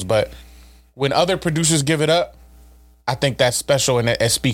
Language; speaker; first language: English; native; English